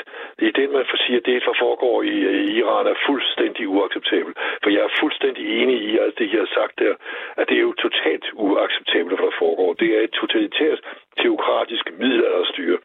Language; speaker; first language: Danish; native; Danish